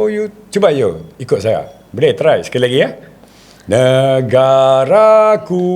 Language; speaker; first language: Malay; native; Malay